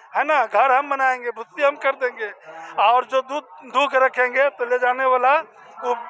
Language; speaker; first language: Hindi; native; Hindi